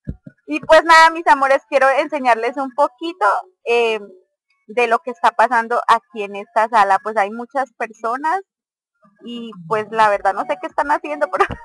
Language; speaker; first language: Spanish; native; Spanish